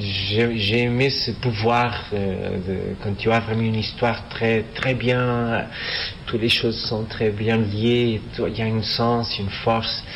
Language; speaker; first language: French; non-native, fluent; Portuguese